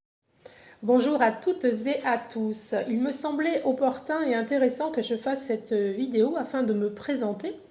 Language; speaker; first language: French; native; French